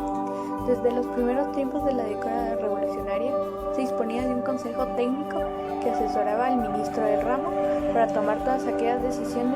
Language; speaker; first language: Spanish; native; Spanish